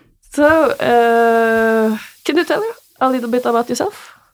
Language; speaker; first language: English; non-native, learner; Norwegian